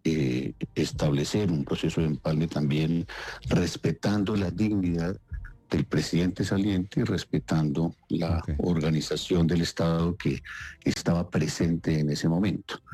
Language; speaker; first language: Spanish; native; Spanish